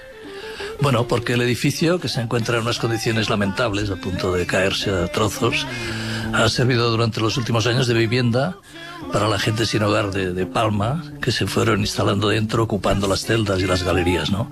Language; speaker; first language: Spanish; native; Spanish